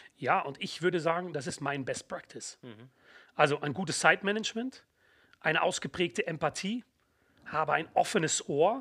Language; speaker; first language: German; native; German